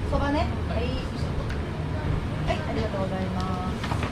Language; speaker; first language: Japanese; native; Japanese